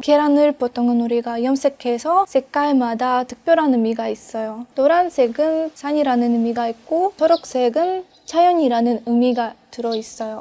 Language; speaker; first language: Korean; non-native, fluent; Russian